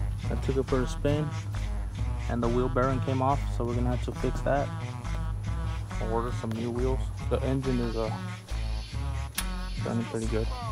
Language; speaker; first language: English; early bilingual, other home language; Spanish